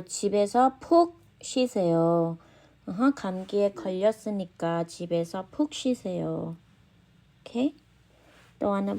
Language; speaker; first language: Korean; non-native, fluent; Khmer